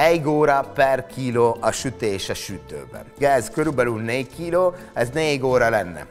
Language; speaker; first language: Hungarian; non-native, fluent; Italian